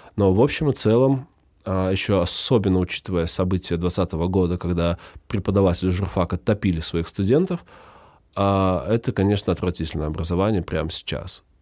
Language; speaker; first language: Russian; native; Russian